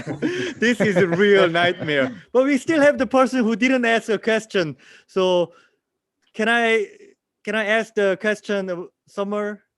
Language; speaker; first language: English; non-native, learner; Korean